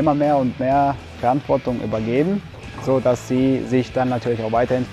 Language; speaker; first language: German; native; German